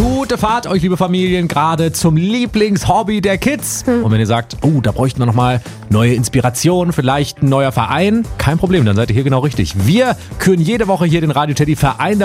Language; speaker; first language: German; native; German